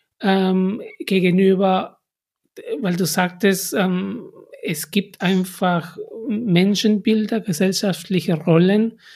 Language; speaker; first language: German; non-native, fluent; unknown